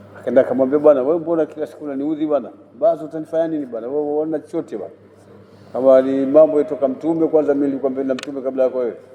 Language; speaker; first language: Swahili; native; Swahili